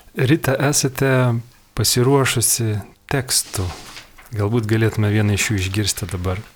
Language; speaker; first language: Lithuanian; native; Lithuanian